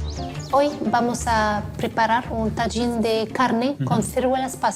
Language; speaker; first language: Spanish; non-native, fluent; Arabic